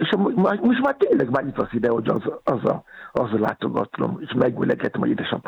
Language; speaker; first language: Hungarian; non-native, fluent; Yoruba